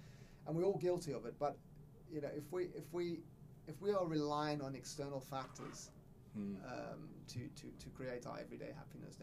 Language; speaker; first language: English; native; English